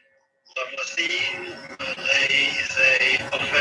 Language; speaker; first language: French; non-native, learner; English